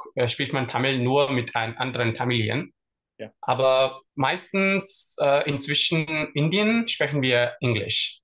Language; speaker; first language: German; non-native, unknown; Tamil